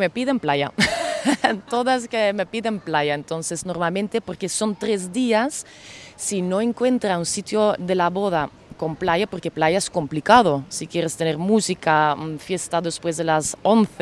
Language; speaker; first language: Spanish; non-native, fluent; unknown